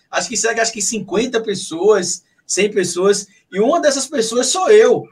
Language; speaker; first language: Portuguese; native; Portuguese